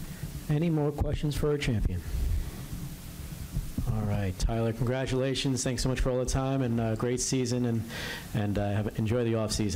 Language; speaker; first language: English; native; English